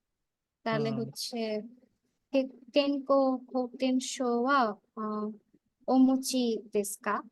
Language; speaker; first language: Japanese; non-native, learner; Bangla